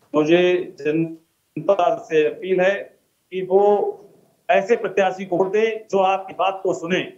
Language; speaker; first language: Hindi; native; Hindi